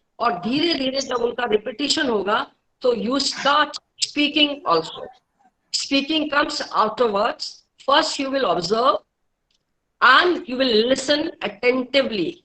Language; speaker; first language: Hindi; native; Hindi